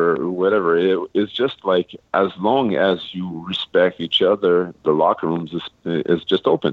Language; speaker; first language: English; non-native, fluent; French